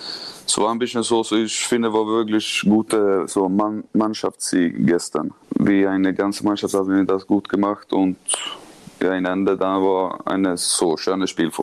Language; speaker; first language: German; non-native, learner; Swedish